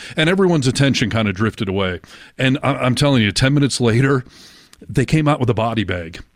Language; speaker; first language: English; native; English